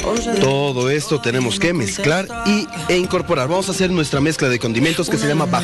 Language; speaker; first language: Spanish; native; Spanish